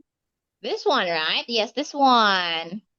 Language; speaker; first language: English; non-native, local second language; Filipino